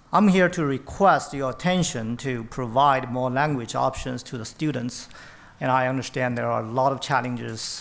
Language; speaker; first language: English; non-native, fluent; Chinese